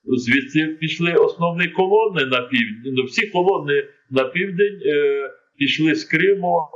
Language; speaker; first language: Ukrainian; non-native, local second language; Crimean Tatar